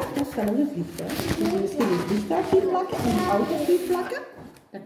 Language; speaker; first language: Dutch; native; Dutch